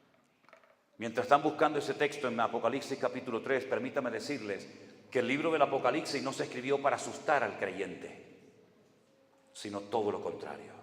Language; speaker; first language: Spanish; native; Spanish